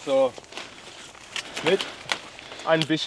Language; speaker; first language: German; non-native, learner; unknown